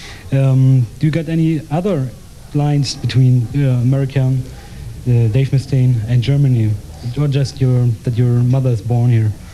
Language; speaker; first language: English; non-native, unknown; German